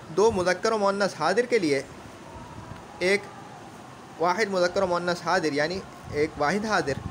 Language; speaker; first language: Urdu; native; Urdu